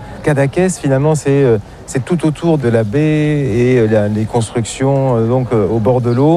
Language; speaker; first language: French; native; French